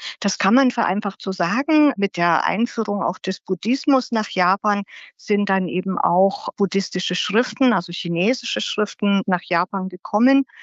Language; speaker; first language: German; native; German